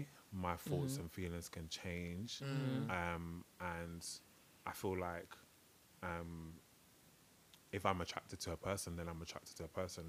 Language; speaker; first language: English; native; English